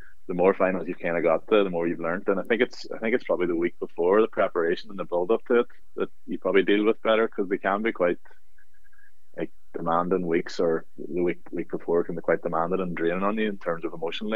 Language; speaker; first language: English; native; English